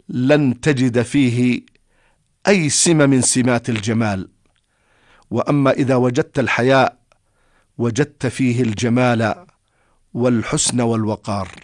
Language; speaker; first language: Arabic; native; Arabic